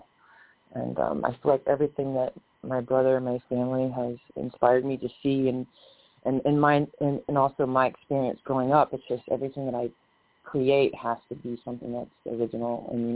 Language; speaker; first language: English; native; English